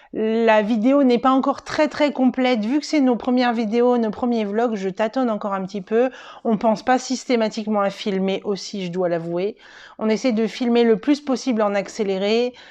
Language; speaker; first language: French; native; French